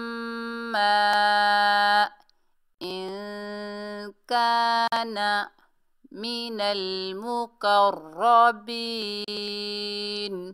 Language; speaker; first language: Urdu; native; Urdu